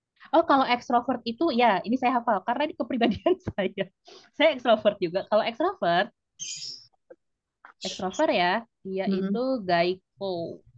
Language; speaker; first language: Indonesian; native; Indonesian